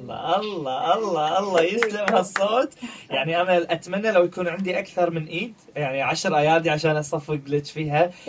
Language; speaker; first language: Arabic; native; Arabic